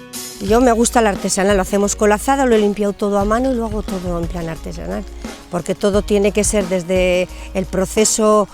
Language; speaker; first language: Spanish; native; Spanish